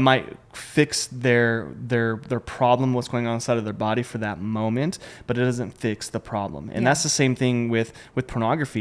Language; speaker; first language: English; native; English